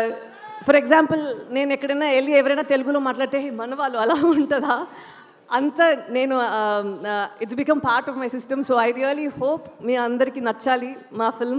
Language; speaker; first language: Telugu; non-native, local second language; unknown